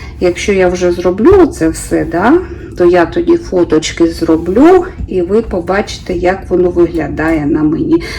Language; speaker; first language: Ukrainian; non-native, local second language; Russian